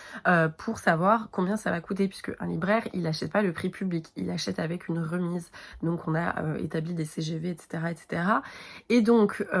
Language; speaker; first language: French; native; French